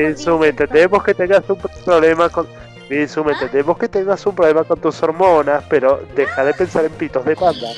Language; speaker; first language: Spanish; native; Spanish